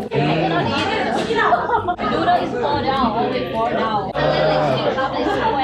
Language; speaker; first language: English; non-native, learner; Thai